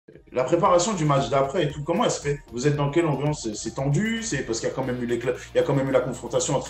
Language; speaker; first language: French; native; French